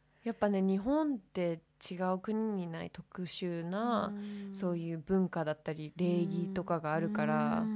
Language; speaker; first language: Japanese; early bilingual, heritage; English